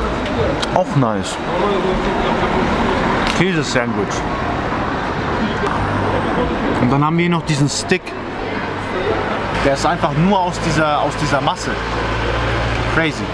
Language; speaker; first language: German; native; German